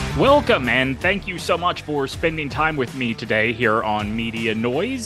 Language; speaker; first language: English; native; English